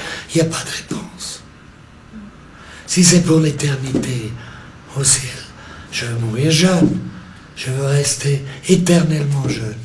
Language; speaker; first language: French; non-native, local second language; German